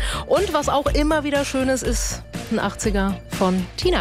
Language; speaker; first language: German; native; German